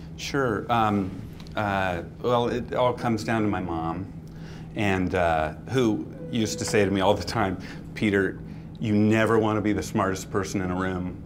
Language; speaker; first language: English; native; English